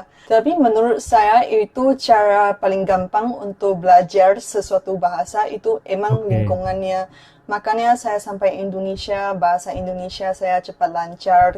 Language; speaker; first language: Indonesian; non-native, fluent; Chinese